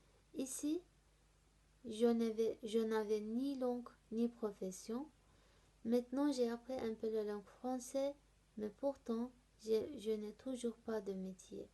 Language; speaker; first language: French; non-native, learner; Turkish